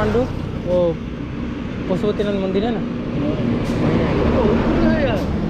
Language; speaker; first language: Hindi; non-native, local second language; Bangla